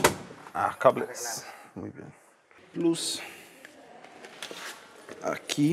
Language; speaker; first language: Spanish; non-native, learner; English